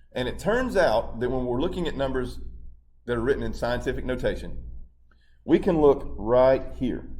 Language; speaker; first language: English; native; English